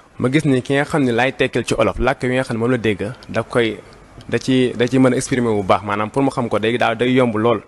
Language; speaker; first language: Wolof; early bilingual, heritage; Wolof